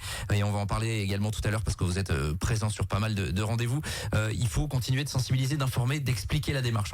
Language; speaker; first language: French; native; French